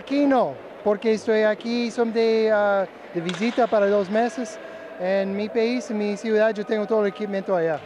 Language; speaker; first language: Spanish; non-native, fluent; English